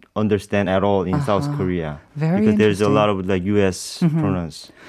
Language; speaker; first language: English; non-native, learner; Korean